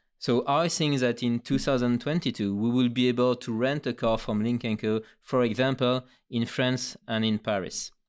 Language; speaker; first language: English; non-native, fluent; French